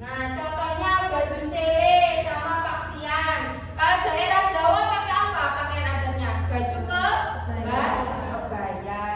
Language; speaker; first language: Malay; non-native, local second language; Javanese